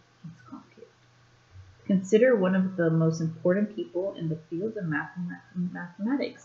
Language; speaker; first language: English; native; English